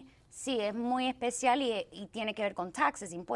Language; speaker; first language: Spanish; early bilingual, heritage; Spanish